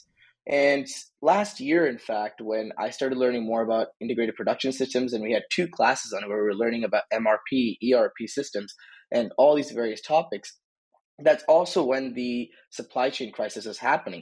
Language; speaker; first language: English; native; English